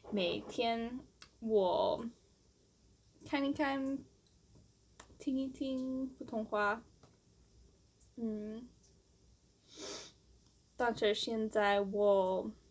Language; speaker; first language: Chinese; non-native, learner; English